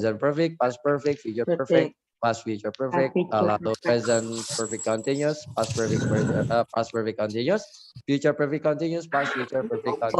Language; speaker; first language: English; non-native, learner; Indonesian